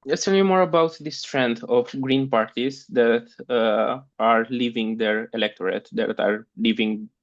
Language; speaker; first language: English; non-native, fluent; Romanian